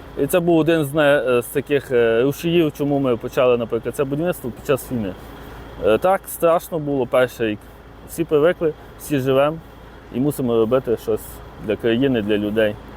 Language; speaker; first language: Ukrainian; native; Ukrainian